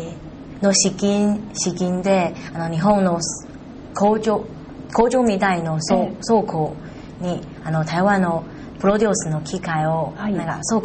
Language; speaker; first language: Japanese; non-native, learner; Chinese